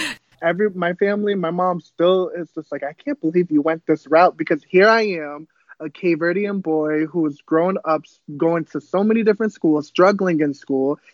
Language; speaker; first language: English; early bilingual, other home language; Kabuverdianu